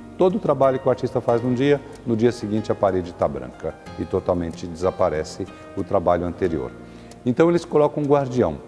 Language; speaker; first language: Portuguese; native; Portuguese